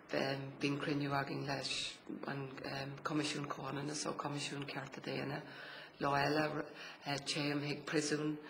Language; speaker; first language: Irish; non-native, local second language; English